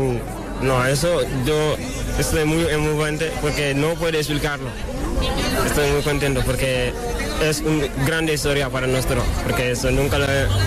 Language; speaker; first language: Spanish; non-native, learner; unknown